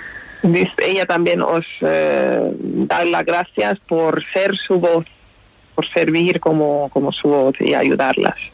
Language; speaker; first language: Spanish; non-native, fluent; Persian